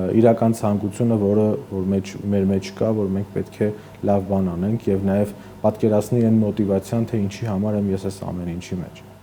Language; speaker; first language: Armenian; native; Armenian